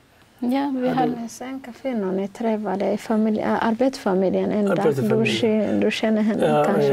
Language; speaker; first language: Swedish; non-native, learner; Somali